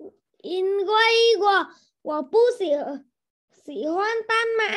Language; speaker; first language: Chinese; non-native, learner; Vietnamese